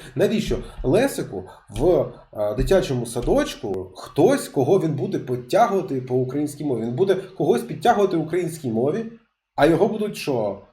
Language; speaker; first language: Ukrainian; non-native, local second language; Russian